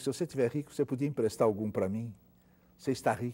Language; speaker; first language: Portuguese; native; Portuguese